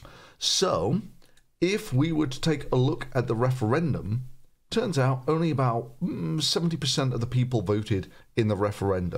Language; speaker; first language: English; native; English